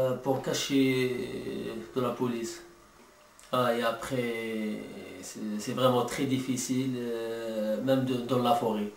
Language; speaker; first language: French; non-native, learner; Arabic